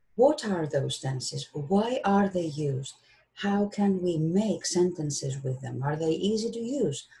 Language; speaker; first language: English; non-native, fluent; Greek